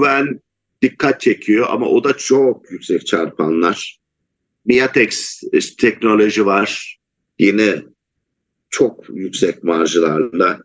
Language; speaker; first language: Turkish; native; Turkish